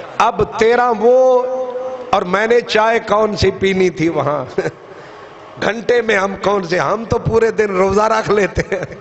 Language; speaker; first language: Urdu; non-native, local second language; Punjabi